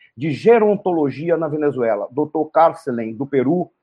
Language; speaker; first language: Portuguese; native; Portuguese